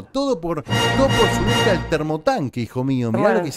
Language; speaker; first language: Spanish; native; Spanish